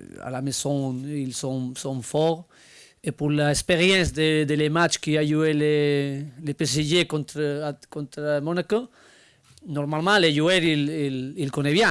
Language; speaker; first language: French; non-native, learner; Spanish